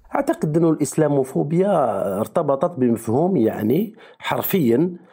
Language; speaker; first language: Arabic; native; Arabic